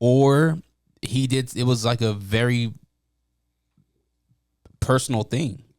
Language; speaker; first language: English; native; English